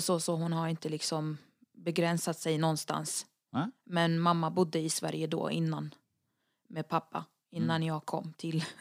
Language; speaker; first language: Swedish; early bilingual, other home language; Arabic